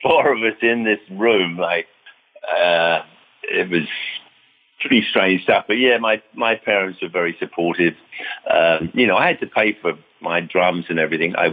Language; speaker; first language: English; native; English